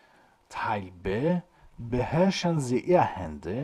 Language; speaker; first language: German; non-native, fluent; Persian